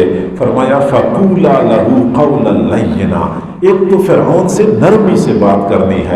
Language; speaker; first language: Urdu; native; Urdu